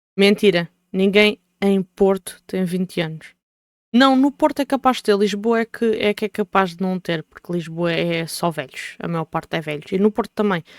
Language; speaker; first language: Portuguese; native; Portuguese